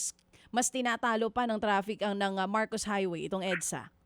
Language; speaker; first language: Filipino; native; Filipino